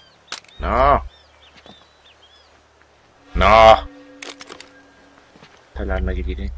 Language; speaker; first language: Spanish; native; Spanish